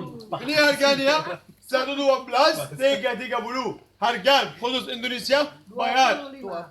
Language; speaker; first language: Indonesian; non-native, learner; Arabic